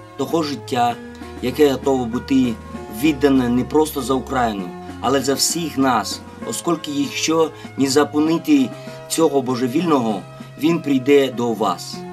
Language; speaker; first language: Ukrainian; non-native, fluent; Russian